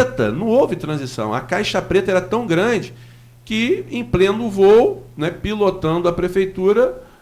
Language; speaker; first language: Portuguese; native; Portuguese